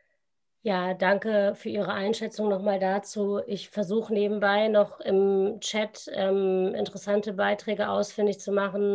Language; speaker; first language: German; native; German